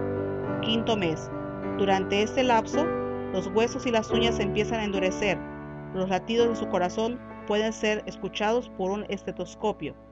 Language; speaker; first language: Spanish; native; Spanish